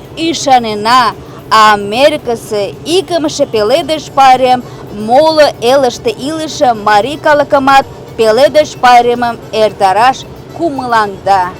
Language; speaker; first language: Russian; non-native, local second language; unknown